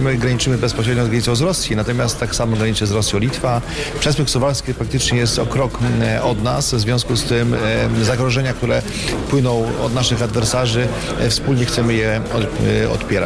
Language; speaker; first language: Polish; native; Polish